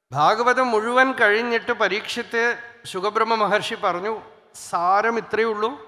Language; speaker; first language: Malayalam; non-native, local second language; Tamil